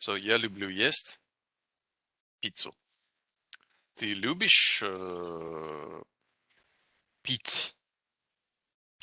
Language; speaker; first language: Russian; non-native, fluent; English